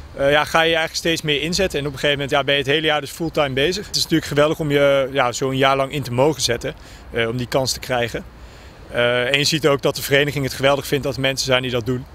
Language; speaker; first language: Dutch; native; Dutch